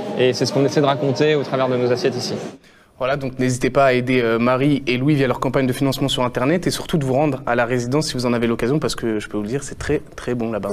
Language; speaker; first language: French; native; French